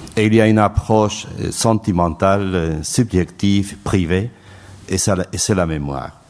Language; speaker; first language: French; non-native, fluent; Spanish